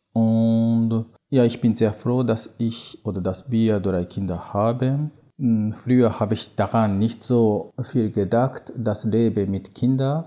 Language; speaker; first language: German; non-native, learner; Japanese